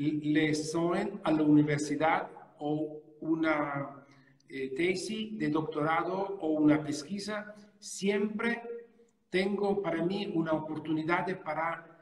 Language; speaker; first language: Portuguese; non-native, learner; Italian